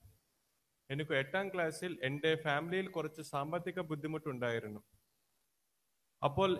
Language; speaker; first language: Malayalam; non-native, learner; Telugu